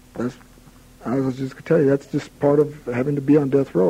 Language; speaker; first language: English; native; English